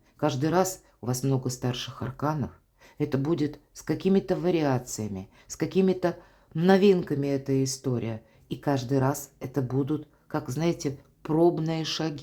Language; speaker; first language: Russian; native; Russian